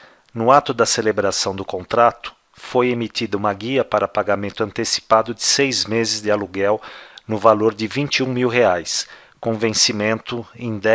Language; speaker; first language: Portuguese; native; Portuguese